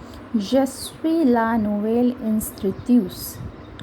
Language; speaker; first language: French; non-native, fluent; Hindi